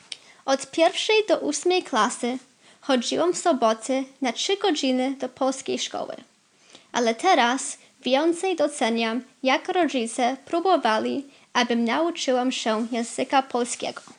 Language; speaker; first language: Polish; early bilingual, heritage; Polish